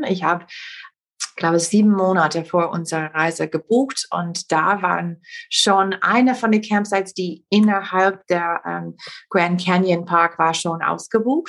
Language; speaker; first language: German; non-native, fluent; English